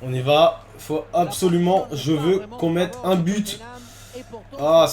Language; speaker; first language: French; native; French